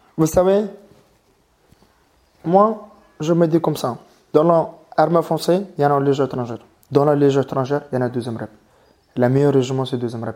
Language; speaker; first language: French; non-native, learner; Mongolian